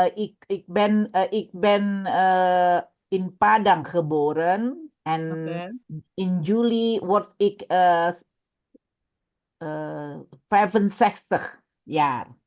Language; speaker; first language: Dutch; non-native, learner; Indonesian